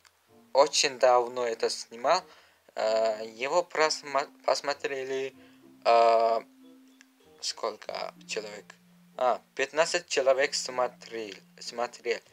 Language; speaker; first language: Russian; non-native, learner; Uzbek